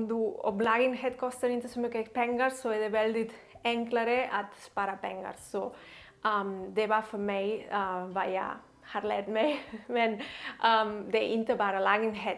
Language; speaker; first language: Swedish; non-native, learner; Catalan